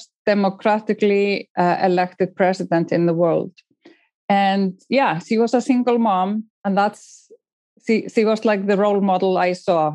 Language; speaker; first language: English; non-native, fluent; Icelandic